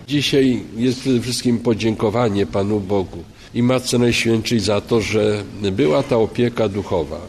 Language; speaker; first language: Polish; native; Polish